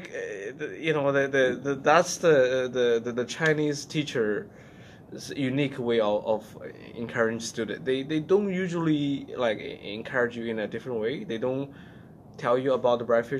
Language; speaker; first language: English; non-native, fluent; Chinese